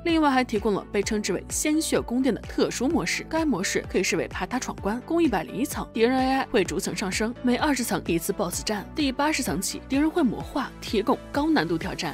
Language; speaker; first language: Chinese; native; Chinese